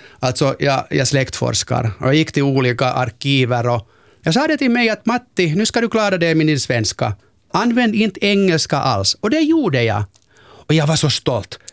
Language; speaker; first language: Swedish; non-native, local second language; Finnish